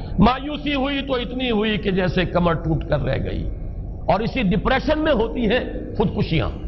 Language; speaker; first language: Urdu; native; Urdu